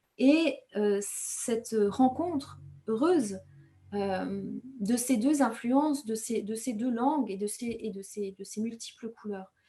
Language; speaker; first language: French; non-native, local second language; Kinyarwanda